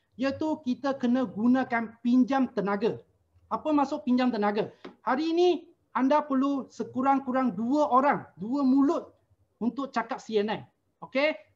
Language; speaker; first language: Malay; non-native, local second language; Chinese